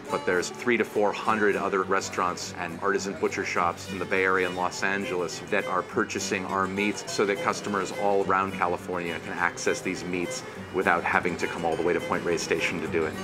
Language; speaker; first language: English; native; English